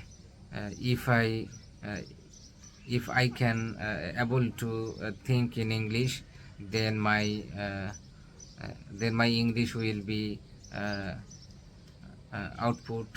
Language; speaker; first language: English; non-native, learner; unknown